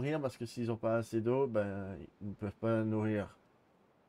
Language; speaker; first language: French; native; French